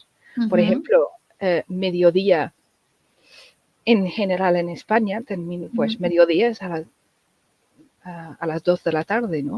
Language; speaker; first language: Spanish; non-native, fluent; English